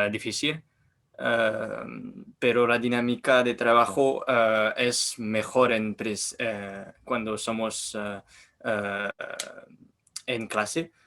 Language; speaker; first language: Spanish; non-native, learner; French